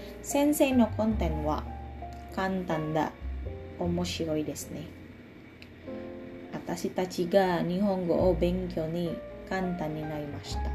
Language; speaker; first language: Japanese; non-native, learner; Indonesian